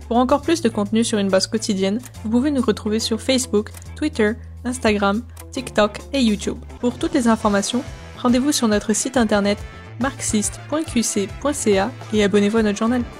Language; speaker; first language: French; native; French